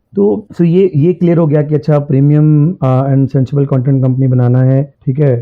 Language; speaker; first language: Hindi; native; Hindi